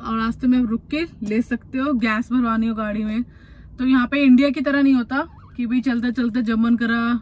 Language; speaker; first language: Hindi; native; Hindi